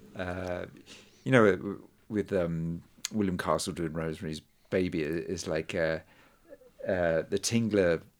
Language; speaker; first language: English; native; English